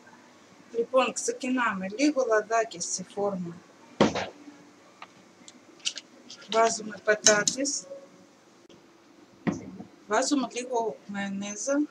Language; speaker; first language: Greek; non-native, learner; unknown